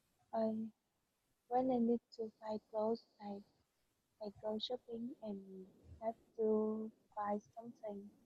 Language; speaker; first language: English; non-native, learner; Vietnamese